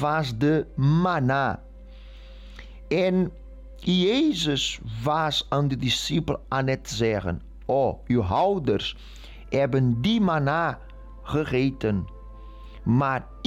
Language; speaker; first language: Dutch; non-native, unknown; Portuguese